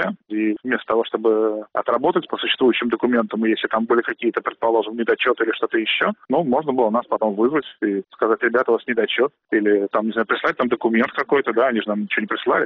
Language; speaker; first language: Russian; native; Russian